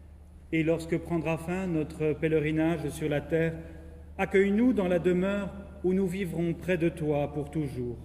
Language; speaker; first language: French; native; French